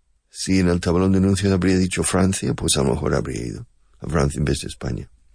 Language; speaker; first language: Spanish; non-native, fluent; English